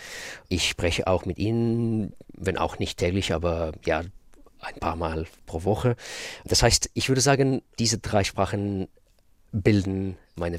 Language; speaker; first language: German; non-native, fluent; Russian